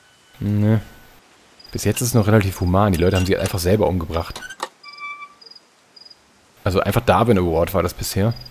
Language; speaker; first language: German; native; German